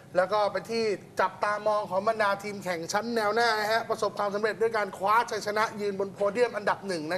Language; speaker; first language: Thai; native; Thai